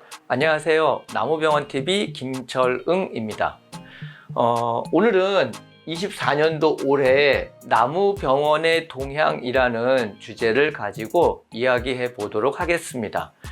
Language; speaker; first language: Korean; native; Korean